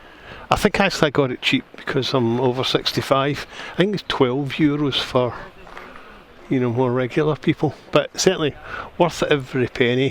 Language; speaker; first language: English; native; English